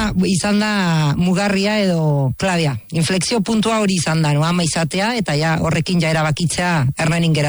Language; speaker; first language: Basque; non-native, fluent; Spanish